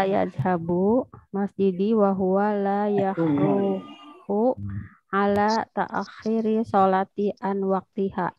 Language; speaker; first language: Arabic; non-native, learner; Indonesian